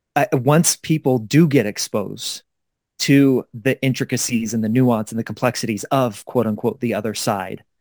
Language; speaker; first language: English; native; English